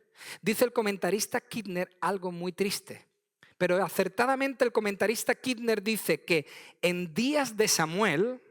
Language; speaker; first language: Spanish; native; Spanish